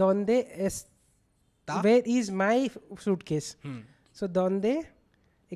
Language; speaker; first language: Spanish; non-native, learner; Hindi